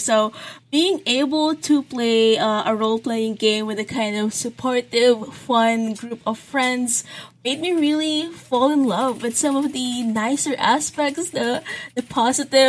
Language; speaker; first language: English; non-native, local second language; Filipino